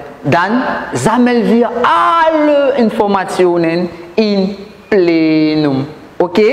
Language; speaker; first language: German; non-native, learner; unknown